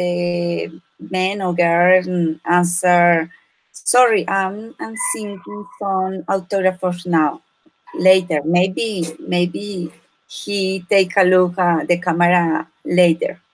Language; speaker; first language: English; non-native, learner; Spanish